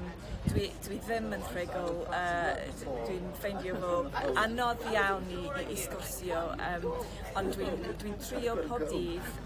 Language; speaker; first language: Welsh; non-native, learner; English